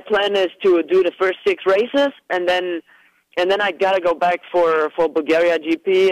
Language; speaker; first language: English; non-native, fluent; German